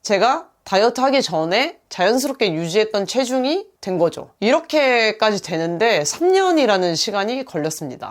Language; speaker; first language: Korean; native; Korean